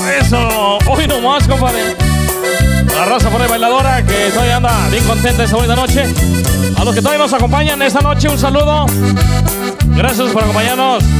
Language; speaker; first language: Spanish; native; Spanish